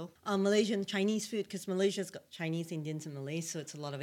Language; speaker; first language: English; non-native, local second language; Tamil